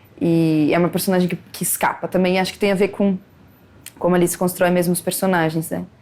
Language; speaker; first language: Portuguese; native; Portuguese